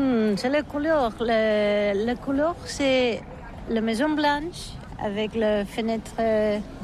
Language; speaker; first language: French; non-native, learner; Catalan